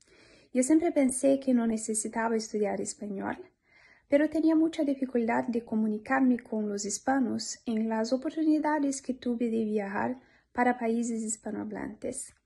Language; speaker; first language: Spanish; non-native, learner; Portuguese